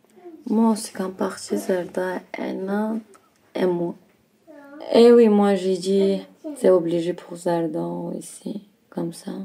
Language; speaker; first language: French; non-native, learner; Turkish